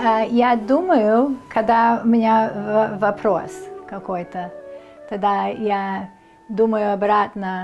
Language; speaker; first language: Russian; early bilingual, heritage; Russian